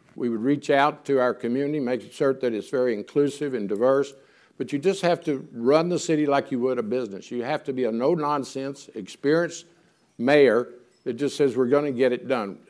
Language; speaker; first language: English; native; English